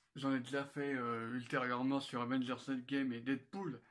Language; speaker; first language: French; native; French